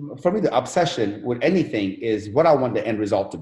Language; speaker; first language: English; non-native, fluent; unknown